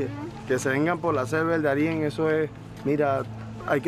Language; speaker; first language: Spanish; native; Spanish